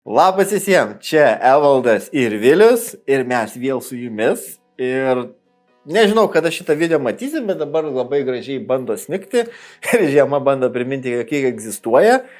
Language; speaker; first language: Lithuanian; native; Lithuanian